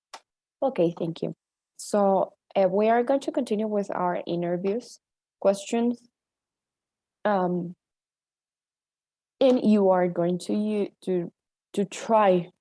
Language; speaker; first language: English; non-native, fluent; Spanish